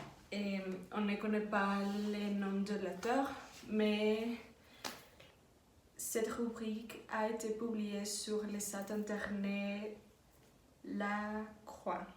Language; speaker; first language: French; non-native, learner; Spanish